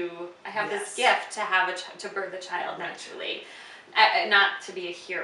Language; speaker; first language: English; native; English